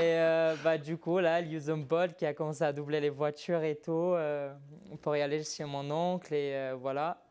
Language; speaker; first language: French; non-native, fluent; Arabic